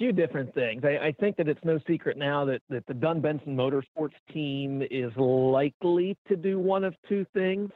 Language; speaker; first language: English; native; English